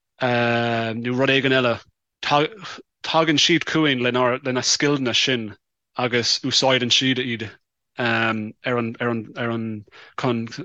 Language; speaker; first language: Irish; non-native, local second language; English